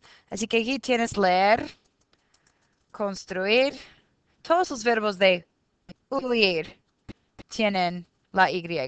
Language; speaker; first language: Spanish; non-native, fluent; English